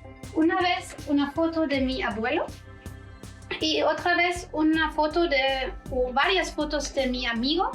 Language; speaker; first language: Spanish; non-native, fluent; German